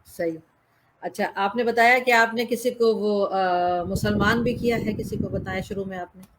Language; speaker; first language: Urdu; native; Urdu